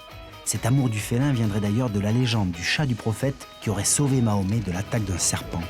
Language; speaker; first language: French; native; French